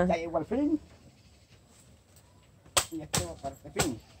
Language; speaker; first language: Spanish; native; Spanish